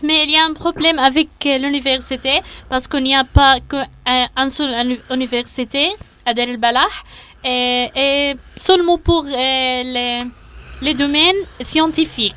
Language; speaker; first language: French; non-native, learner; Arabic